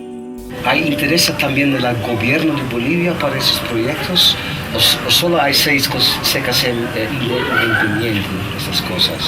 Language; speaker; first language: Spanish; non-native, learner; Dutch